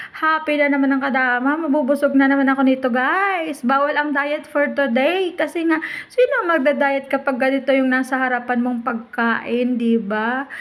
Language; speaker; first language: Filipino; native; Filipino